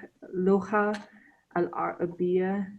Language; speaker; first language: Arabic; non-native, learner; English